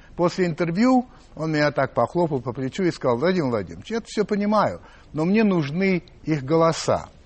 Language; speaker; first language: Russian; native; Russian